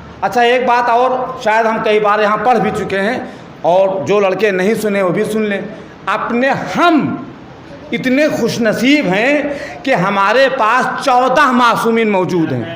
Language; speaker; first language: Urdu; native; Urdu